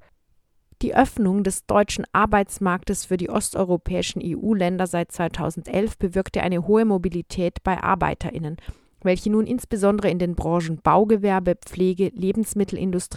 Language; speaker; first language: German; native; German